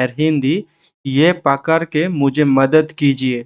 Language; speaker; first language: Hindi; non-native, learner; Bangla